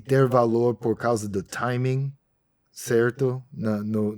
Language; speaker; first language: Portuguese; non-native, fluent; English